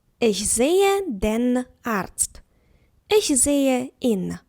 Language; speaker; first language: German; non-native, fluent; Ukrainian